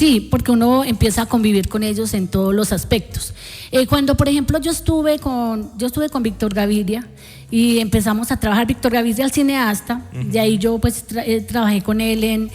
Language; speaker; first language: Spanish; native; Spanish